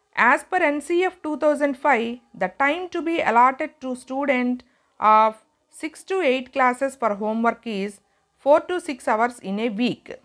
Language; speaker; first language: English; non-native, local second language; Telugu